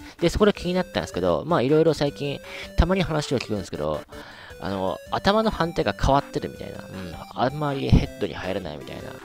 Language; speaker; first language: Japanese; native; Japanese